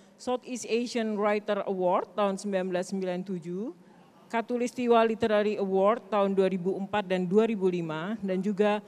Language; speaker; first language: Indonesian; native; Indonesian